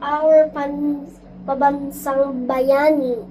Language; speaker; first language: English; non-native, learner; Filipino